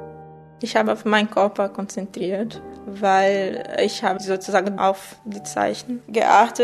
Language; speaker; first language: German; non-native, fluent; Portuguese